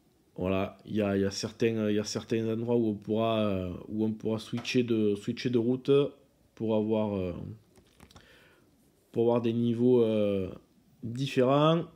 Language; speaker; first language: French; native; French